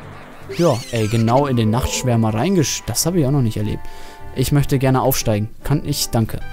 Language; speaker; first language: German; native; German